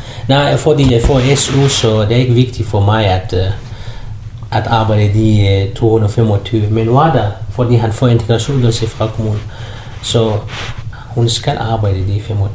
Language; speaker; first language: Danish; non-native, learner; Kurdish